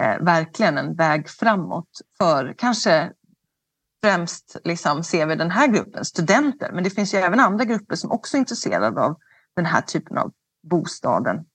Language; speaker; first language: Swedish; native; Swedish